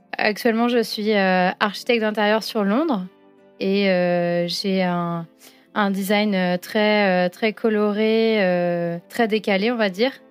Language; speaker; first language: French; native; French